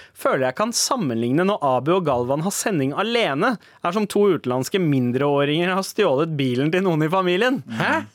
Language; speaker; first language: Norwegian; early bilingual, other home language; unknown